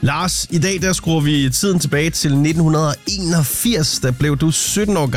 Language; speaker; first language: Danish; native; Danish